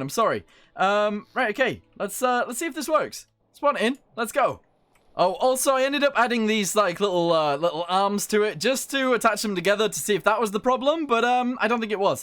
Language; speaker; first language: English; native; English